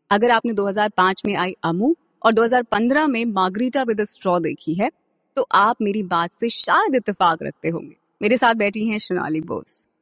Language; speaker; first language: Hindi; native; Hindi